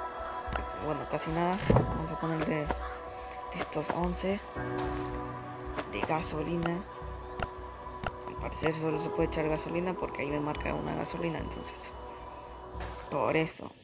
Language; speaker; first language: Spanish; native; Spanish